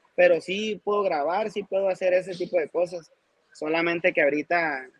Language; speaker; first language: Spanish; non-native, local second language; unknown